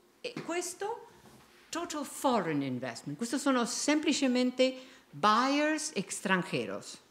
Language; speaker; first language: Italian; non-native, fluent; Spanish